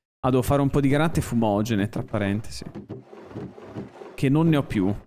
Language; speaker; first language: Italian; native; Italian